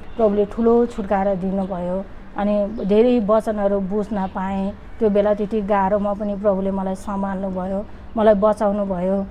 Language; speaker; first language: Nepali; native; Nepali